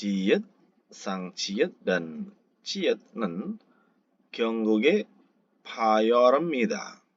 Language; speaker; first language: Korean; non-native, fluent; Indonesian